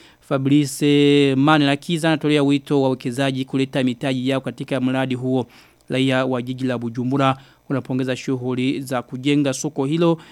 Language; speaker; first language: Swahili; non-native, local second language; Rundi